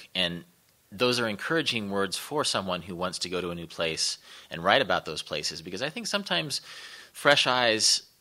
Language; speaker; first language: English; native; English